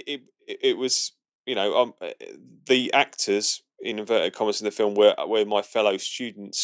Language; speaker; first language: English; native; English